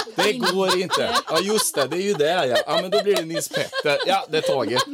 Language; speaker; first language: Swedish; non-native, fluent; Croatian